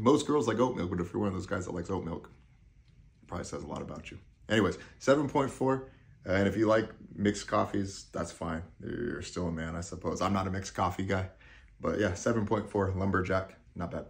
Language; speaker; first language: English; native; English